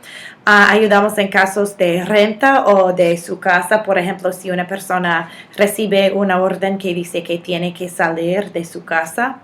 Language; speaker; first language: Spanish; non-native, fluent; English